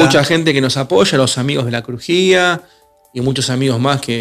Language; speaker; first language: Spanish; native; Spanish